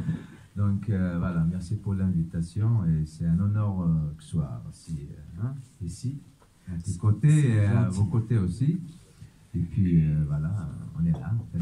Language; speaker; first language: French; non-native, local second language; Kabyle